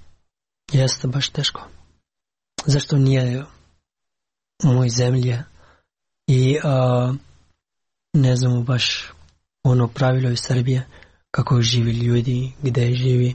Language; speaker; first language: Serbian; non-native, learner; Pashto